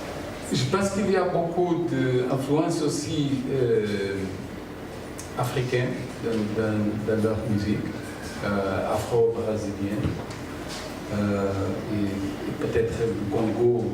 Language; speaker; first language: French; non-native, fluent; Portuguese